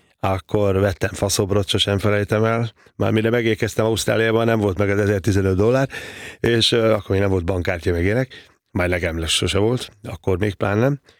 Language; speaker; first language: Hungarian; native; Hungarian